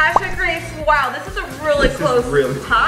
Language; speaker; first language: English; native; English